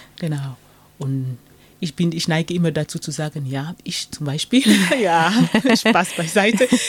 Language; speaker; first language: German; non-native, fluent; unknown